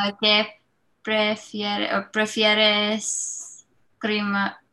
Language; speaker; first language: Spanish; non-native, learner; English